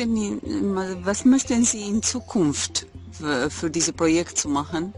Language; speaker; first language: German; non-native, learner; Albanian